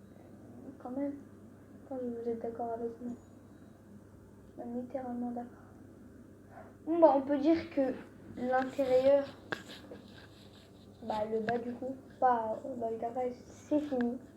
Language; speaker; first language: French; native; French